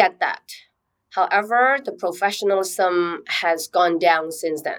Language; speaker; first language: English; non-native, local second language; Cantonese